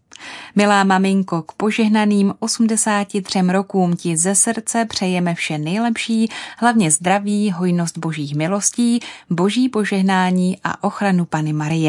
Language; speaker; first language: Czech; native; Czech